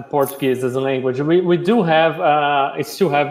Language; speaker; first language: English; non-native, fluent; Portuguese